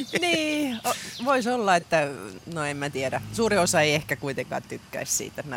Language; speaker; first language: Finnish; non-native, local second language; Swedish